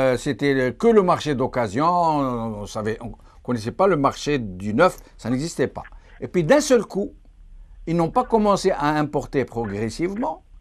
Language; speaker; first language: French; non-native, local second language; Arabic